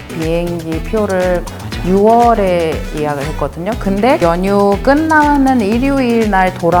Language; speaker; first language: Korean; non-native, fluent; Mongolian